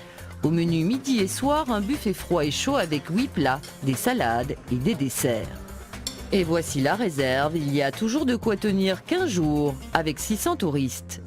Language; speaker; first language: French; native; French